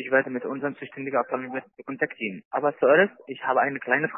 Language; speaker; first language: German; non-native, learner; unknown